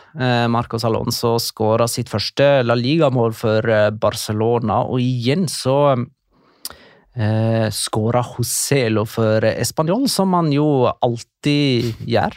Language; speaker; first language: Norwegian; native; Norwegian